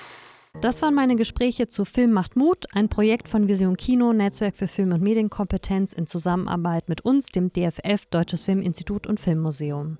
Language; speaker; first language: German; native; German